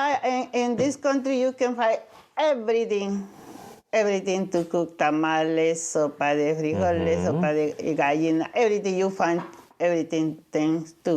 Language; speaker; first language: English; non-native, learner; Spanish